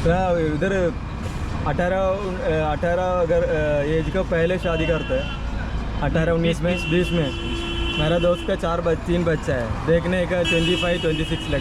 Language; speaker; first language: Hindi; non-native, local second language; Malayalam